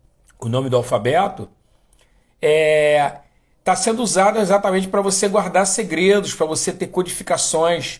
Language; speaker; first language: Portuguese; native; Portuguese